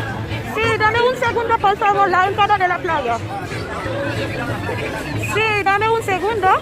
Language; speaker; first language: Spanish; non-native, learner; Haitian Creole